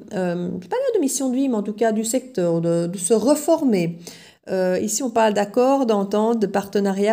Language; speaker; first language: French; native; French